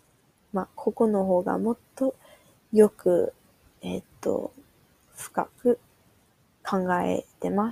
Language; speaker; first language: Japanese; non-native, learner; English